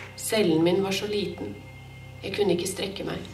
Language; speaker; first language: Norwegian; non-native, fluent; Persian